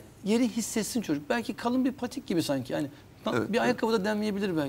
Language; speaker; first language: Turkish; native; Turkish